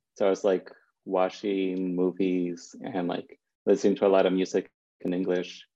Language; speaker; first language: English; early bilingual, other home language; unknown